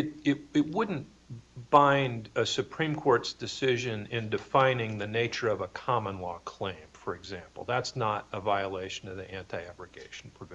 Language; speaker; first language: English; native; English